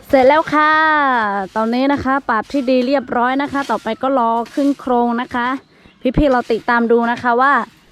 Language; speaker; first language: Thai; non-native, local second language; Lahu